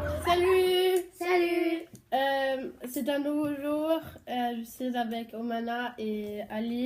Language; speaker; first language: French; non-native, learner; Swedish